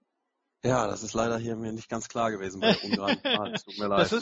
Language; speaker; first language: German; native; German